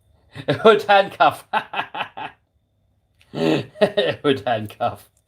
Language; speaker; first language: English; native; English